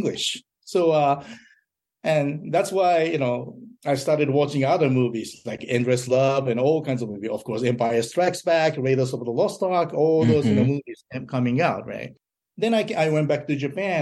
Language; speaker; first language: English; early bilingual, other home language; Japanese